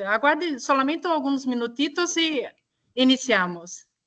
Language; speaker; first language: Spanish; non-native, learner; Portuguese